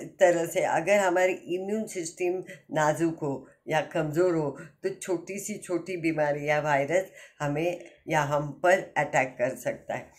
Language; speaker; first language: Hindi; non-native, local second language; Marathi